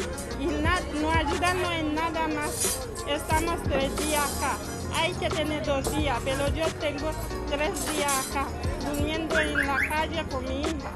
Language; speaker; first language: Spanish; non-native, learner; Haitian Creole